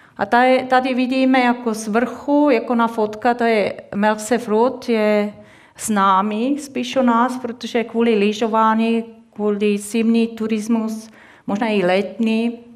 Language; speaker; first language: Czech; non-native, fluent; Swiss German